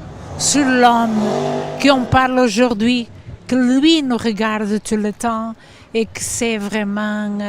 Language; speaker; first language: French; non-native, fluent; Portuguese